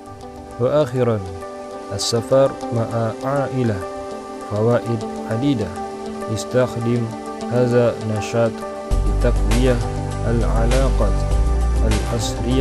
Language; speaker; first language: Arabic; non-native, learner; Malay